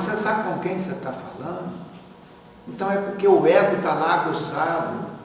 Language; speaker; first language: Portuguese; native; Portuguese